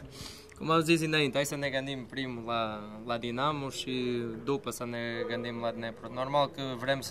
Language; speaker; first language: Romanian; non-native, fluent; Portuguese